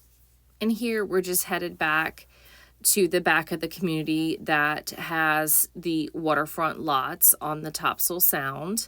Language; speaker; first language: English; native; English